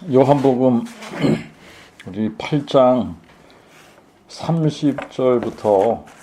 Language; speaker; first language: Korean; native; Korean